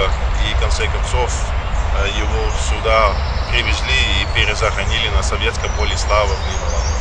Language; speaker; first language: Russian; non-native, fluent; Dutch